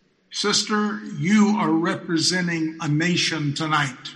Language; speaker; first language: English; native; English